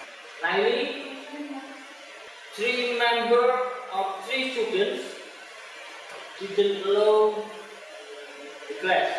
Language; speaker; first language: English; non-native, learner; Indonesian